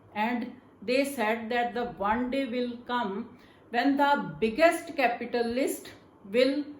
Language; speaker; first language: English; non-native, local second language; Punjabi